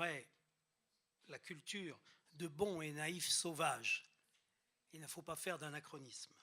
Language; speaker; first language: French; native; French